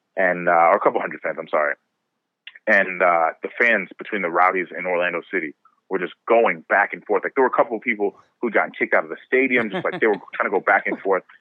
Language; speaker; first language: English; native; English